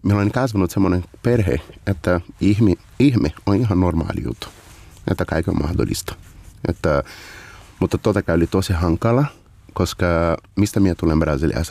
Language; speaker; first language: Finnish; non-native, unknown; Portuguese